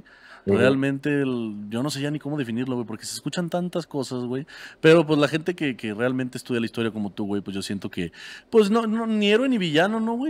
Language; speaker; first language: Spanish; native; Spanish